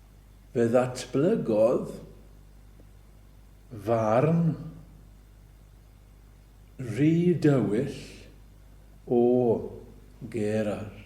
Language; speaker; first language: Welsh; native; Welsh